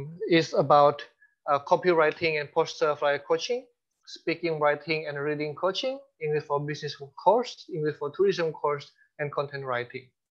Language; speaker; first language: English; non-native, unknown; Indonesian